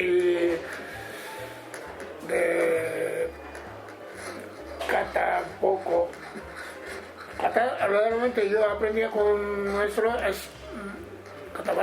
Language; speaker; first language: Spanish; non-native, learner; Japanese